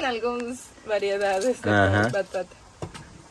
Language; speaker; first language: Portuguese; non-native, learner; Spanish